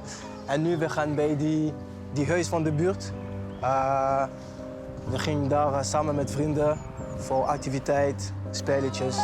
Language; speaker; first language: Dutch; non-native, learner; French